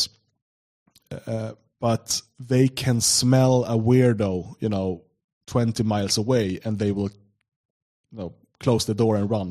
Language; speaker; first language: English; non-native, fluent; Swedish